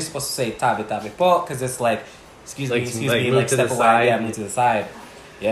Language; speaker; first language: English; native; English